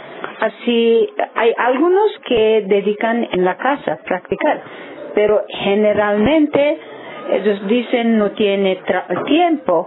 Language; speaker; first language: Spanish; non-native, learner; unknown